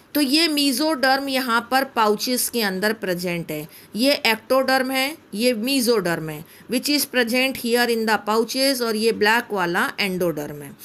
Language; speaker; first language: Hindi; native; Hindi